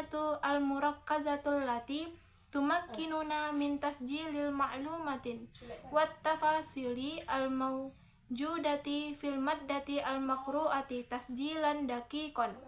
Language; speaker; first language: Arabic; non-native, learner; Indonesian